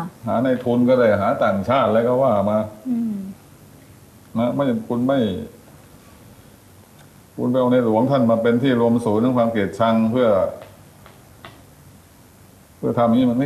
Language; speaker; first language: Thai; native; Thai